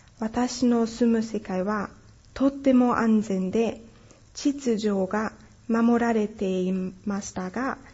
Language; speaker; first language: Japanese; non-native, fluent; German